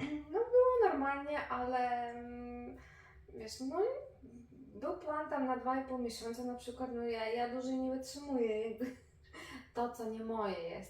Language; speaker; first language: Polish; non-native, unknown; Ukrainian